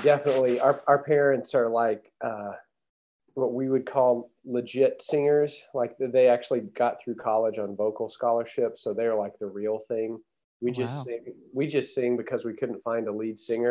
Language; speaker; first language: English; native; English